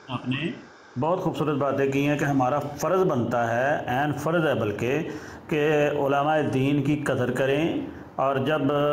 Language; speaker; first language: Urdu; non-native, local second language; Punjabi